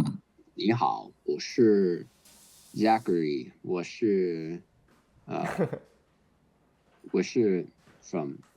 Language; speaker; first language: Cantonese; early bilingual, heritage; Cantonese